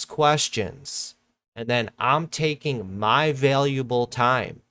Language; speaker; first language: English; native; English